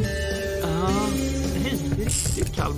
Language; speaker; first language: Swedish; native; Swedish